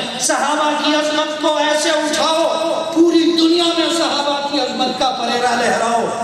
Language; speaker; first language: Urdu; non-native, local second language; Pashto